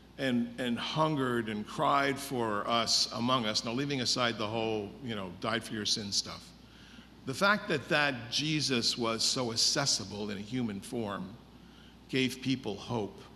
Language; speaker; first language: English; native; English